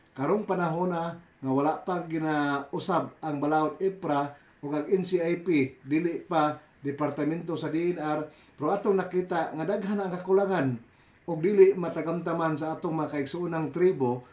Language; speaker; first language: Cebuano; non-native, local second language; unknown